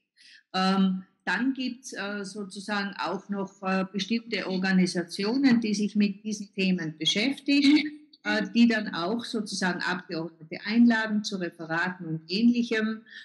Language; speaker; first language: German; native; German